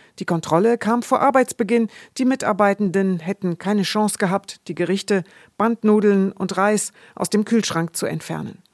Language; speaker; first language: German; native; German